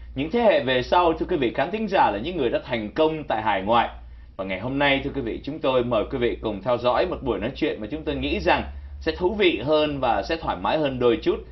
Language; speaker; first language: Vietnamese; native; Vietnamese